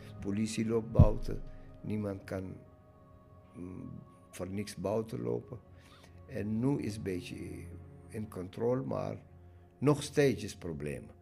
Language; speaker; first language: Dutch; non-native, learner; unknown